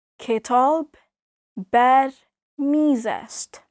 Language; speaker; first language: Persian; non-native, fluent; Urdu